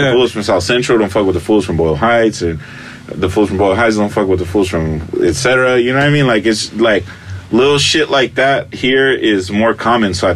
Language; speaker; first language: English; early bilingual, other home language; Spanish